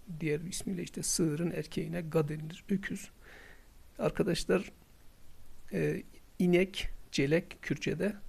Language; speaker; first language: Turkish; non-native, local second language; Kurdish